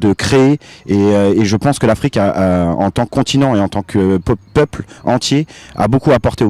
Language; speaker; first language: French; native; French